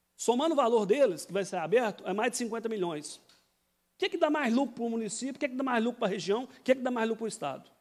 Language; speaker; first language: Portuguese; native; Portuguese